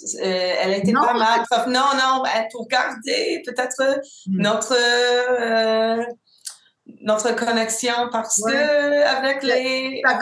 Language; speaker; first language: French; non-native, local second language; English